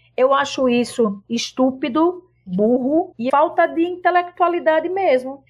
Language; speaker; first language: Portuguese; native; Portuguese